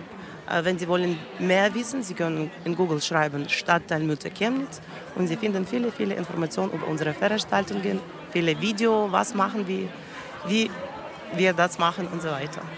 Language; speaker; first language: German; non-native, learner; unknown